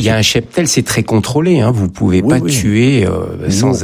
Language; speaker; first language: French; native; French